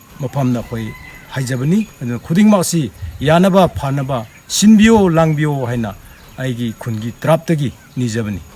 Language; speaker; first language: Manipuri; non-native, local second language; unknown